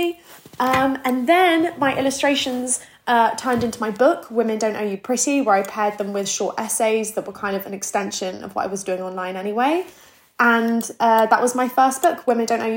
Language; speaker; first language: English; native; English